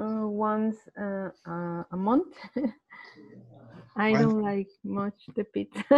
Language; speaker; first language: English; non-native, learner; Spanish